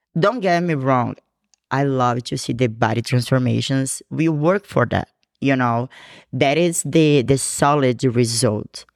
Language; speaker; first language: English; non-native, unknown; Portuguese